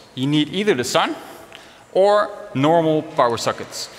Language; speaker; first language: English; non-native, fluent; Dutch